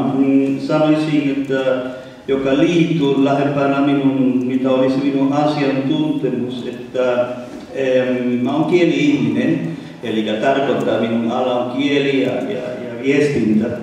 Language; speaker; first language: Finnish; non-native, fluent; Spanish